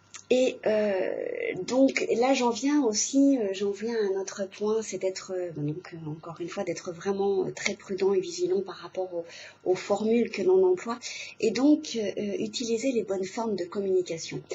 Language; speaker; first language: French; native; French